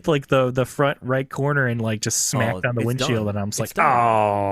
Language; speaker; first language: English; native; English